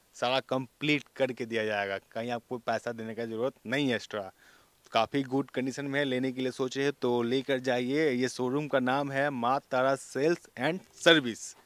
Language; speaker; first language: Hindi; native; Hindi